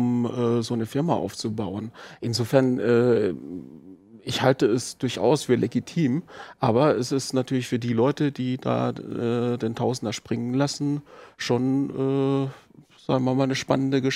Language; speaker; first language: German; native; German